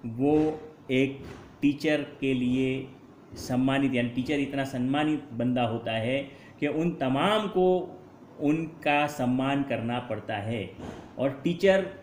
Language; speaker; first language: Hindi; non-native, local second language; Gujarati